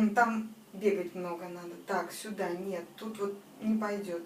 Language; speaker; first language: Russian; native; Russian